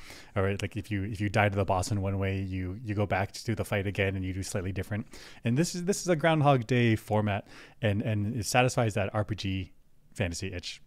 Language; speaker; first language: English; native; English